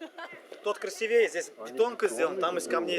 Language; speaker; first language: Russian; native; Russian